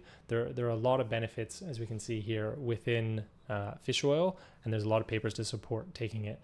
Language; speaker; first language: English; native; English